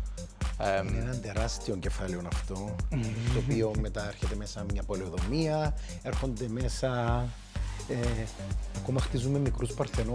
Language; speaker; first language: Greek; native; Greek